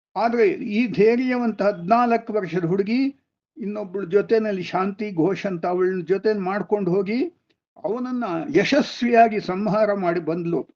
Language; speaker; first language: Kannada; non-native, local second language; Telugu